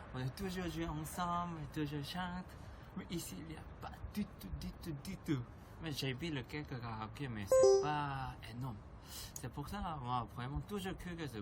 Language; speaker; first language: French; non-native, learner; Korean